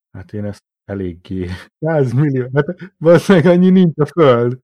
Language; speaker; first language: Hungarian; native; Hungarian